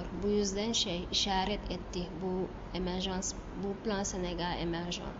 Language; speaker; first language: Turkish; non-native, learner; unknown